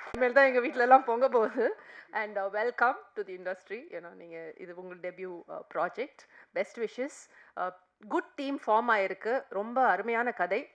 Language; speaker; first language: Tamil; non-native, learner; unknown